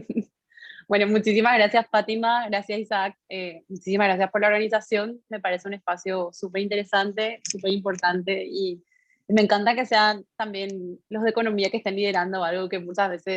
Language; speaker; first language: Spanish; native; Spanish